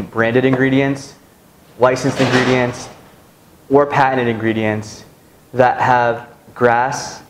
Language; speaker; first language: English; native; English